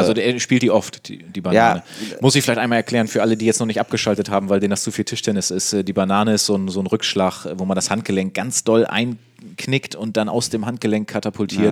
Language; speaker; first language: German; native; German